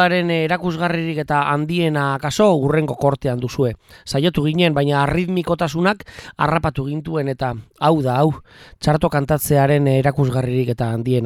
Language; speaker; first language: Basque; native; Basque